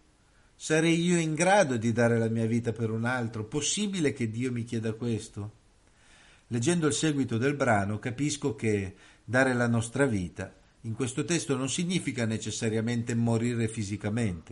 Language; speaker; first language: Italian; native; Italian